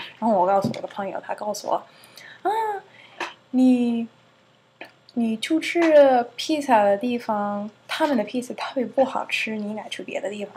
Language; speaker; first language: Chinese; non-native, learner; English